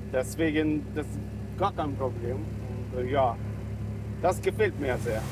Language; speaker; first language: German; non-native, learner; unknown